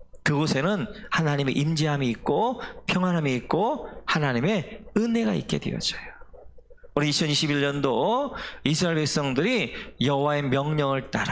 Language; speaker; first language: Korean; native; Korean